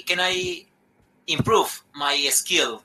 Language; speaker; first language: English; non-native, learner; Spanish